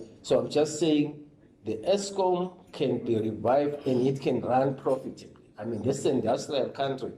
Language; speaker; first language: English; non-native, local second language; Swati